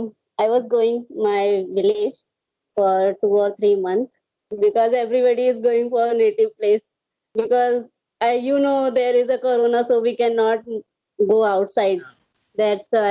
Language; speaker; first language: English; non-native, learner; Hindi